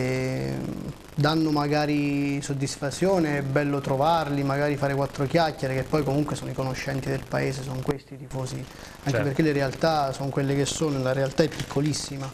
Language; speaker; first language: Italian; native; Italian